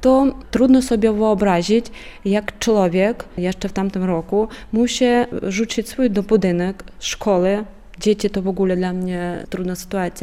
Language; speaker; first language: Polish; non-native, fluent; Ukrainian